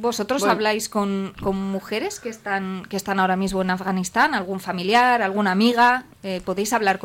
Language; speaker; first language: Spanish; native; Spanish